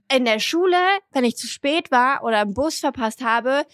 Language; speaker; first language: German; early bilingual, other home language; French